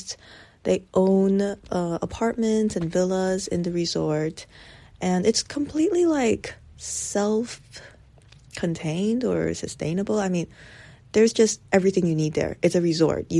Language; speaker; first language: English; native; English